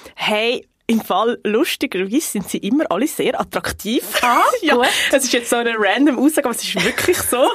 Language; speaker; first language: German; non-native, fluent; Portuguese